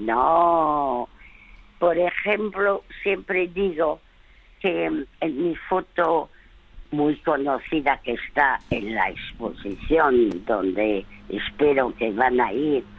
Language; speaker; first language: Spanish; early bilingual, other home language; French